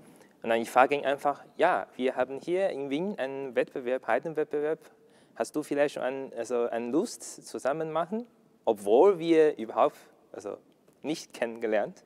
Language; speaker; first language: German; non-native, learner; Chinese